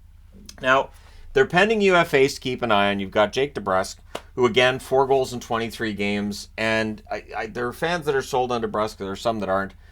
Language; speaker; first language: English; native; English